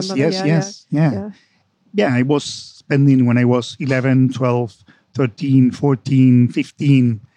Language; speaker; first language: English; non-native, fluent; Spanish